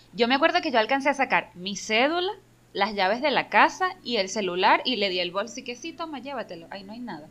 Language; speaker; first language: Spanish; native; Spanish